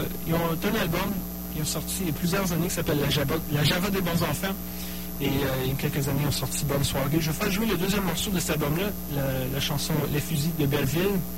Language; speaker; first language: French; native; French